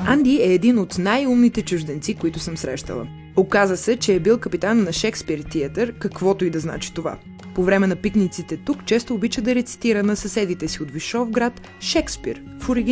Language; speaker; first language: Bulgarian; native; Bulgarian